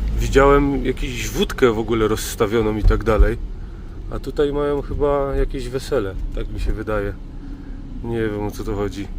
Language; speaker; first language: Polish; native; Polish